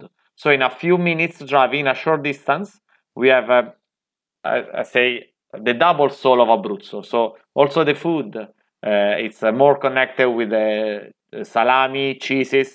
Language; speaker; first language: English; non-native, fluent; Italian